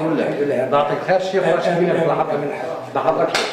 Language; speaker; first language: Arabic; native; Arabic